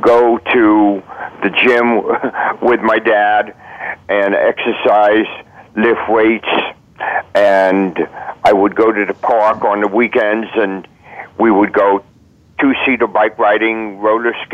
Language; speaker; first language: English; native; English